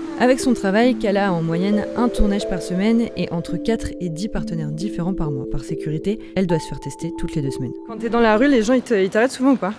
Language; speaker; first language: French; native; French